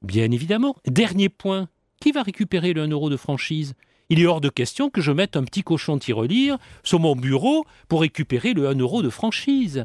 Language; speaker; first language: French; native; French